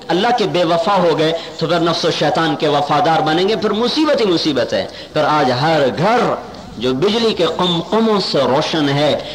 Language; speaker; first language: Urdu; non-native, local second language; Punjabi